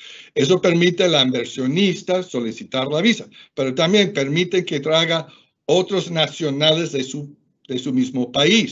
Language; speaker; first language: Spanish; non-native, fluent; English